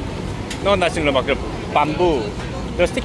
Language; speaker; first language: English; non-native, learner; Korean